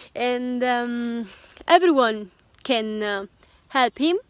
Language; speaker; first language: English; non-native, fluent; Italian